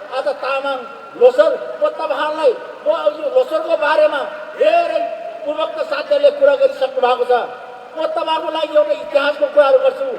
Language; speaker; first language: Nepali; non-native, local second language; Eastern Tamang